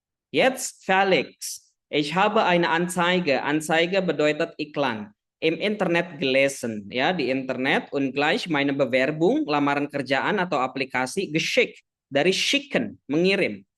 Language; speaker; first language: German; non-native, fluent; Indonesian